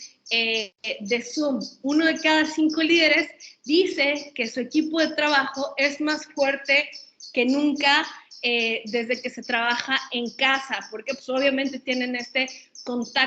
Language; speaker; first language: Spanish; native; Spanish